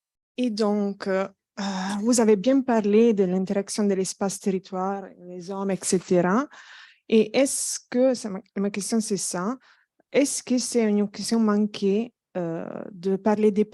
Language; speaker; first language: French; non-native, fluent; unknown